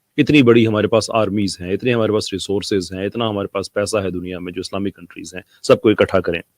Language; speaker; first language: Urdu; non-native, local second language; Punjabi